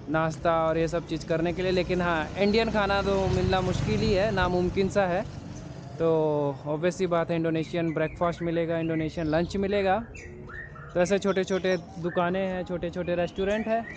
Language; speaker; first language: Hindi; native; Hindi